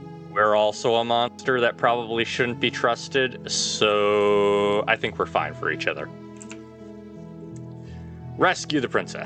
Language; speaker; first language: English; native; English